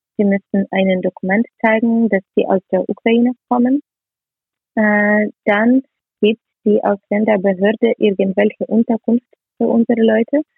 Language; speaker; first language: German; non-native, learner; Ukrainian